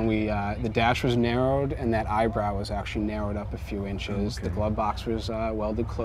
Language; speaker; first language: English; native; English